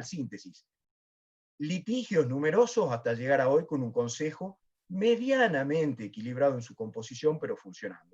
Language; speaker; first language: Spanish; native; Spanish